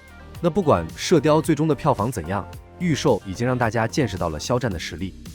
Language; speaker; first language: Chinese; native; Chinese